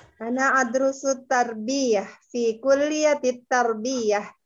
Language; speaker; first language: Arabic; non-native, learner; Indonesian